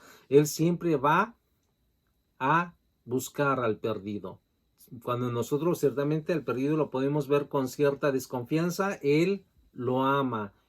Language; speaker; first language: Spanish; native; Spanish